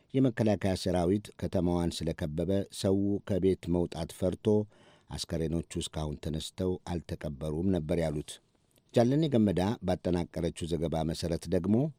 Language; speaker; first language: Amharic; native; Amharic